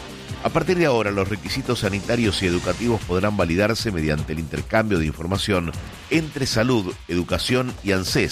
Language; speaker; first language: Spanish; native; Spanish